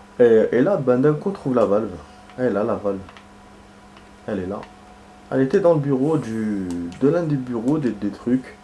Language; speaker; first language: French; native; French